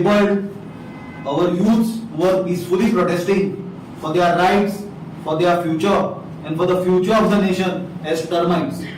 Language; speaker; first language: English; non-native, local second language; Konkani